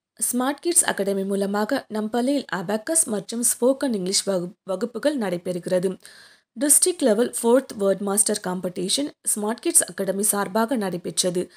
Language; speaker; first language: Tamil; native; Tamil